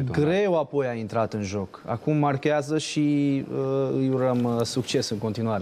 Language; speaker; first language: Romanian; native; Romanian